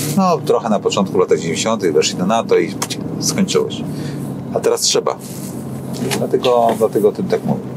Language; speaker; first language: Polish; native; Polish